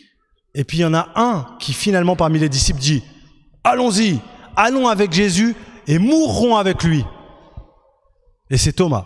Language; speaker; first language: French; native; French